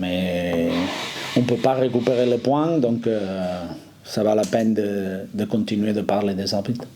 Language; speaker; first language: French; non-native, fluent; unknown